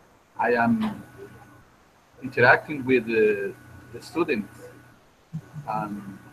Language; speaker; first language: English; non-native, learner; Spanish